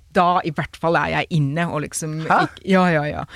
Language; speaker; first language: Norwegian; non-native, fluent; Finnish